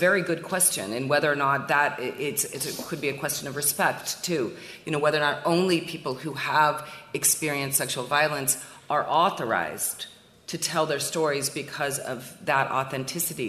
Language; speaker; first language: English; native; English